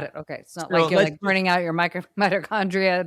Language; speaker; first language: English; native; English